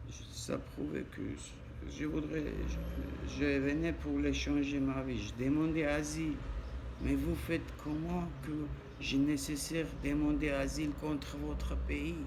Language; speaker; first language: French; non-native, learner; Armenian